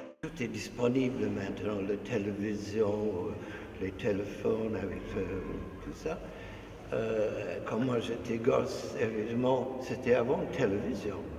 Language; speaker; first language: French; non-native, fluent; English